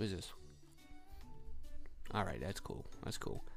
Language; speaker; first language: English; native; English